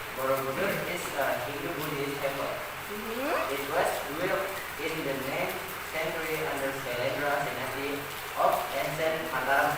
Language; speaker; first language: English; non-native, learner; Indonesian